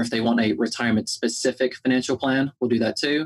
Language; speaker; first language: English; native; English